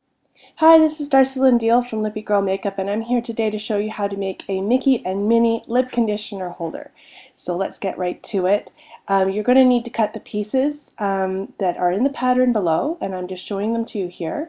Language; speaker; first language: English; native; English